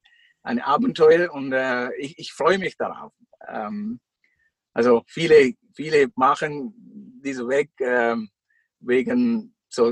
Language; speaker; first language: German; non-native, fluent; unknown